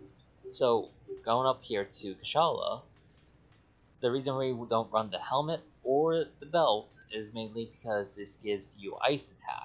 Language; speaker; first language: English; native; English